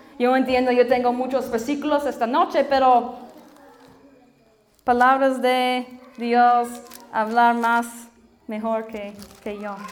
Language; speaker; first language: Spanish; non-native, learner; English